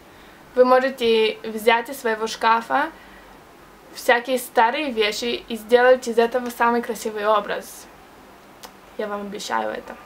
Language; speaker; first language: Russian; early bilingual, heritage; Russian